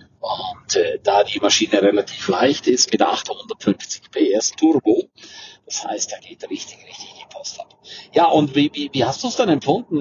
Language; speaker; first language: German; native; German